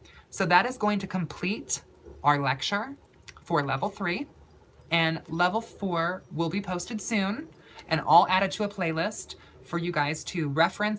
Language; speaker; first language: English; native; English